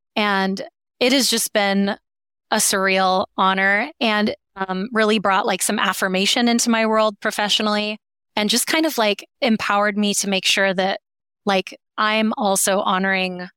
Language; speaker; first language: English; native; English